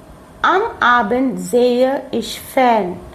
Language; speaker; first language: German; non-native, fluent; Malayalam